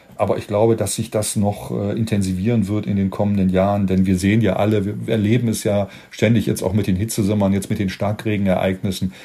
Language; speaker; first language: German; native; German